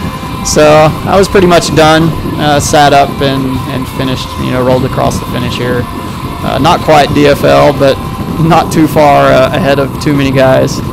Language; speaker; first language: English; native; English